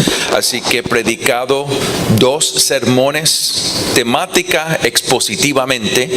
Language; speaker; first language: Spanish; non-native, fluent; English